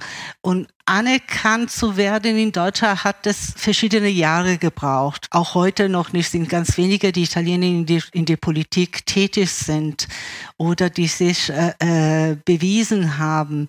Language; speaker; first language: German; early bilingual, other home language; Italian